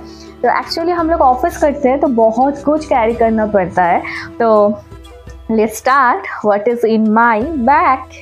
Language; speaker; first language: Hindi; non-native, local second language; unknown